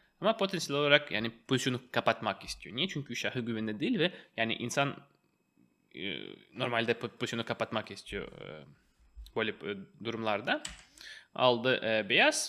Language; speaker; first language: Turkish; non-native, fluent; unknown